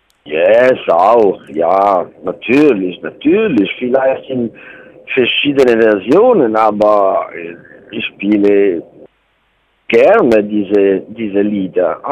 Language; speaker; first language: German; non-native, learner; Italian